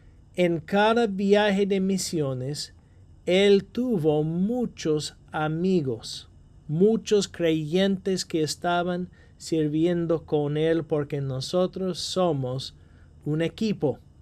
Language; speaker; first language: Spanish; non-native, fluent; English